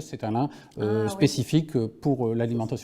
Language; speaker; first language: French; native; French